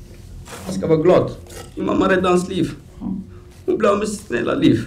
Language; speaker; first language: Swedish; early bilingual, other home language; Romany